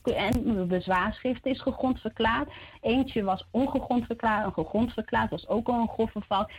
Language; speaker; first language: Dutch; early bilingual, other home language; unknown